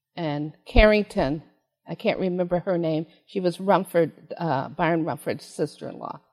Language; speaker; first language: English; native; English